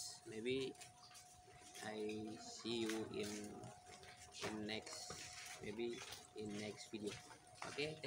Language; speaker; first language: English; non-native, learner; Indonesian